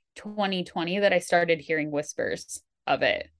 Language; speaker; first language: English; native; English